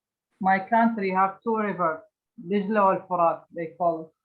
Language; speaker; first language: English; non-native, learner; Arabic